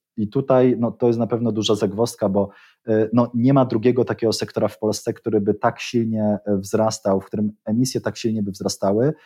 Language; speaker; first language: Polish; native; Polish